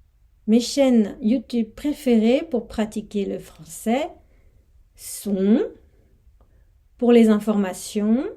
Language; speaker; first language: French; non-native, fluent; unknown